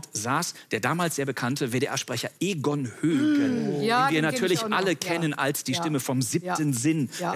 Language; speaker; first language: German; native; German